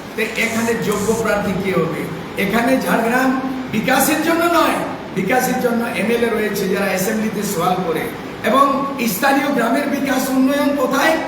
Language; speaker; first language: Bangla; non-native, local second language; Santali